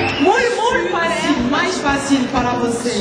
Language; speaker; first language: Portuguese; non-native, learner; Spanish